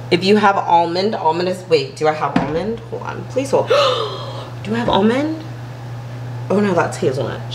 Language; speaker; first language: English; native; English